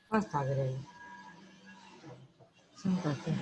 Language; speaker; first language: Spanish; non-native, fluent; English